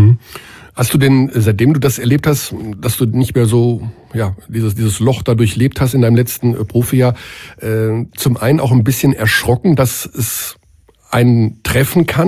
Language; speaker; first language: German; native; German